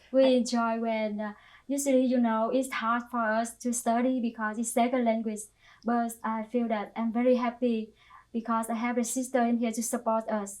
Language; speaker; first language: English; non-native, learner; Vietnamese